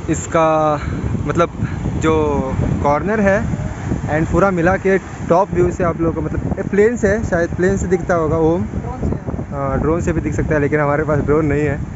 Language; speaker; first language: Hindi; non-native, local second language; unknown